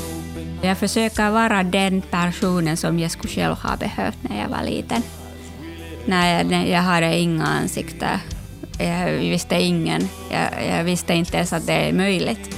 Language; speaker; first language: Swedish; non-native, local second language; Finnish